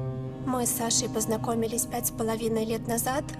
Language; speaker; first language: Russian; native; Russian